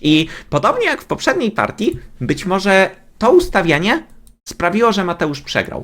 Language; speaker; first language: Polish; native; Polish